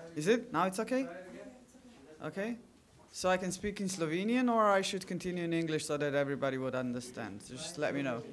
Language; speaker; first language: English; non-native, fluent; Slovenian